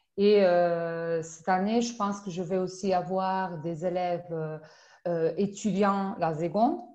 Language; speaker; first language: French; non-native, fluent; Spanish